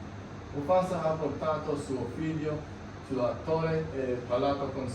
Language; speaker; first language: Italian; non-native, learner; English